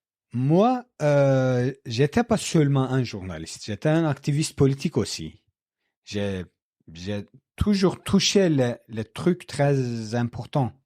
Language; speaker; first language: French; non-native, learner; Kurdish